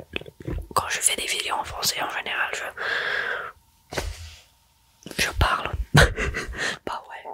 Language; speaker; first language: French; early bilingual, heritage; French